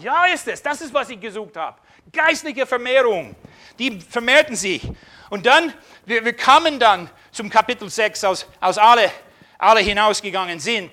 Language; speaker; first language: German; non-native, fluent; English